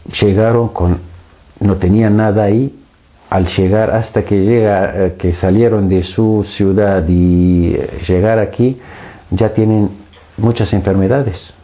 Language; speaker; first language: Spanish; non-native, fluent; Arabic